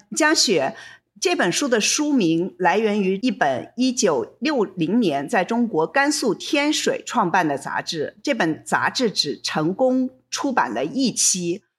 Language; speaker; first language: Chinese; native; Chinese